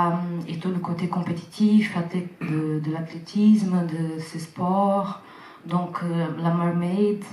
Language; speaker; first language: French; non-native, fluent; Portuguese